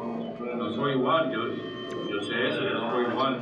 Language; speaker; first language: Spanish; early bilingual, heritage; Spanish